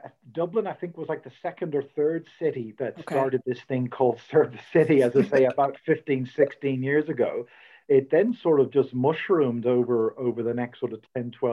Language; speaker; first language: English; native; English